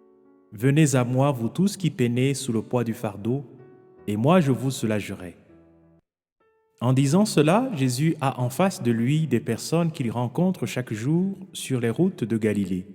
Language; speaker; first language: French; non-native, local second language; Kinyarwanda